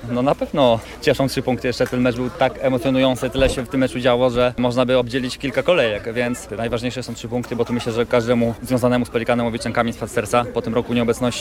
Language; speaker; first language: Polish; native; Polish